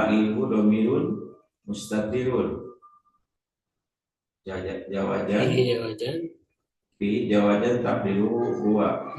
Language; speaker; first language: Arabic; non-native, learner; Indonesian